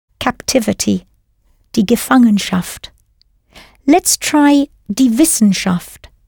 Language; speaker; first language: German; non-native, fluent; English